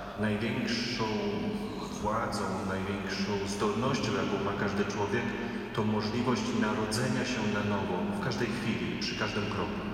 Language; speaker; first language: Polish; native; Polish